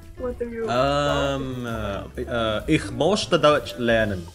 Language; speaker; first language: English; non-native, fluent; Indonesian